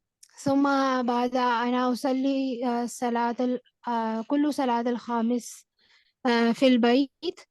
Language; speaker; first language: Arabic; non-native, learner; Urdu